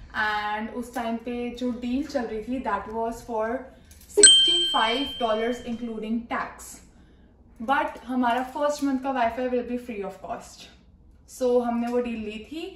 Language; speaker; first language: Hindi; non-native, local second language; Punjabi